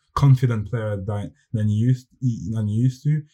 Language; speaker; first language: English; non-native, fluent; French